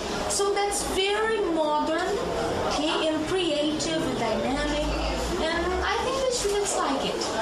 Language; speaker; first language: English; non-native, fluent; Portuguese